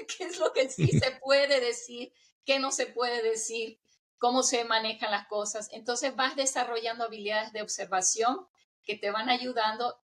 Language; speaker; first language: Spanish; early bilingual, heritage; Spanish